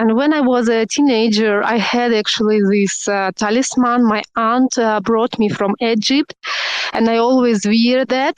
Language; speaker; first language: English; non-native, learner; Russian